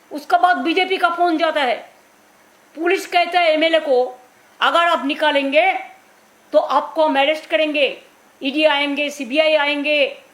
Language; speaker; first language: Hindi; non-native, local second language; Bangla